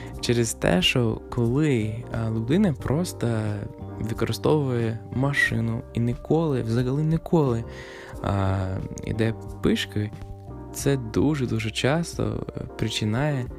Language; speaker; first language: Ukrainian; non-native, fluent; English